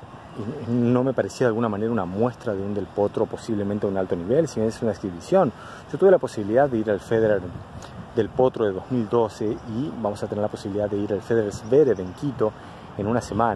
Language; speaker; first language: Spanish; native; Spanish